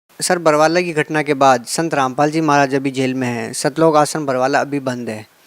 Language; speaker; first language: Hindi; native; Hindi